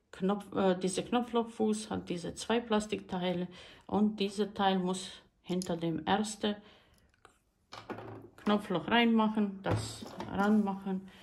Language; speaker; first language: German; non-native, learner; Croatian